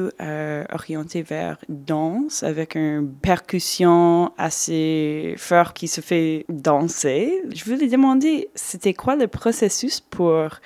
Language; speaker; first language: French; non-native, fluent; English